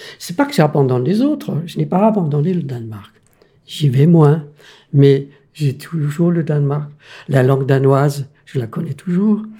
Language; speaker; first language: French; non-native, fluent; Danish